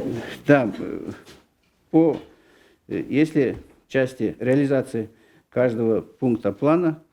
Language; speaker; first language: Russian; non-native, local second language; Kyrgyz